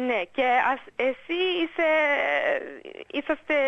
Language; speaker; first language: Greek; early bilingual, heritage; English